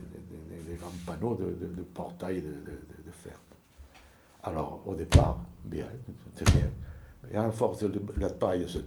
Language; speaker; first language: French; native; French